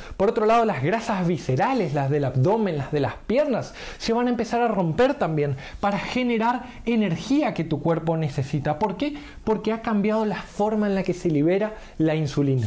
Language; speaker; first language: Spanish; native; Spanish